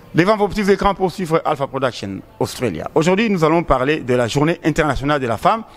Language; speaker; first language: French; non-native, local second language; Swahili